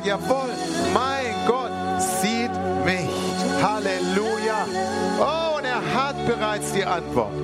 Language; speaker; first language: German; native; German